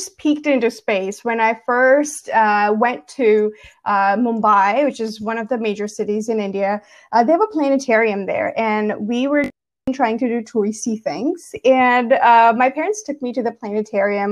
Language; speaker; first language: English; non-native, local second language; Gujarati